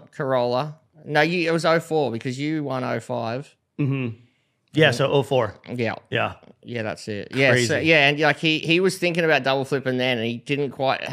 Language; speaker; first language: English; native; English